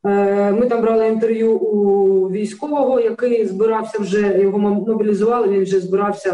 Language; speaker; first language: Ukrainian; native; Ukrainian